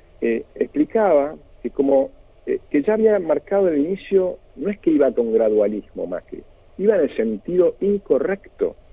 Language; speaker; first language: Spanish; native; Spanish